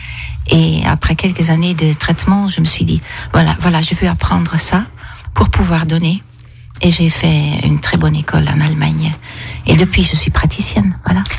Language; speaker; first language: French; non-native, fluent; Dutch